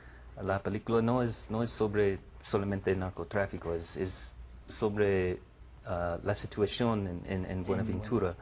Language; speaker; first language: Spanish; non-native, learner; English